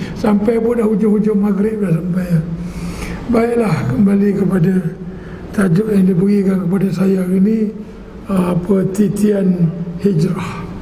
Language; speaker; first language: Malay; native; Malay